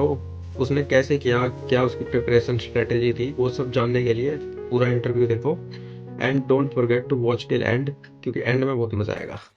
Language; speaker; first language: Hindi; native; Hindi